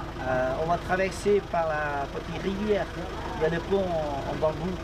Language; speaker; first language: French; non-native, learner; Lao